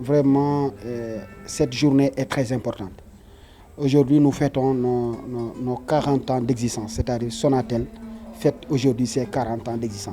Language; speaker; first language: French; non-native, local second language; Wolof